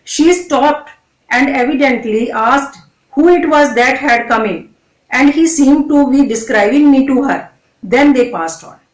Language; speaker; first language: English; non-native, local second language; Punjabi